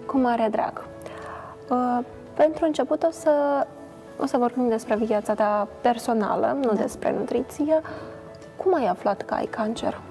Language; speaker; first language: Romanian; native; Romanian